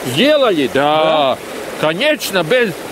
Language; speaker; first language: Russian; non-native, local second language; Latvian